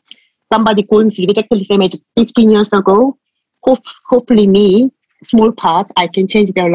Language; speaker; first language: English; non-native, fluent; Korean